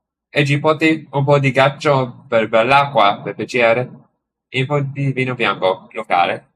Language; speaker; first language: Italian; non-native, learner; English